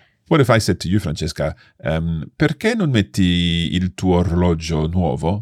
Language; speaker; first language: Italian; non-native, fluent; English